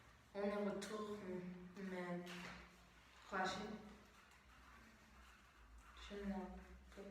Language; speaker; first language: French; non-native, learner; Spanish